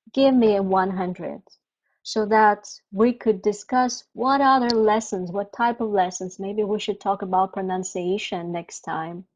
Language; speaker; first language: English; non-native, fluent; Russian